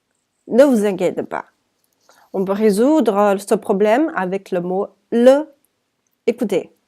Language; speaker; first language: French; non-native, fluent; Chinese